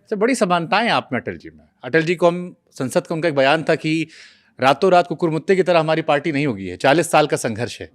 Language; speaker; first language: Hindi; native; Hindi